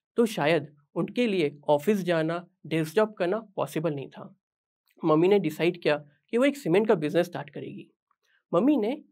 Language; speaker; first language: Hindi; native; Hindi